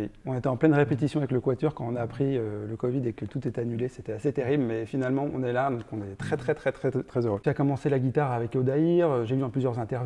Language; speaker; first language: French; native; French